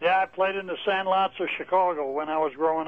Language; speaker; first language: English; native; English